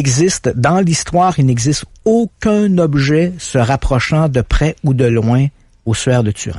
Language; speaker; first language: French; native; French